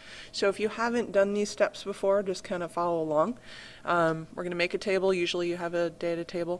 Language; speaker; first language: English; native; English